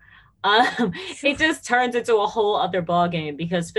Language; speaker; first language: English; native; English